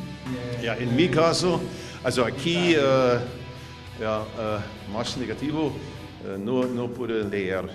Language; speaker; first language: Spanish; non-native, fluent; German